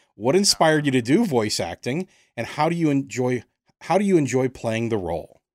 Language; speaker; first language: English; native; English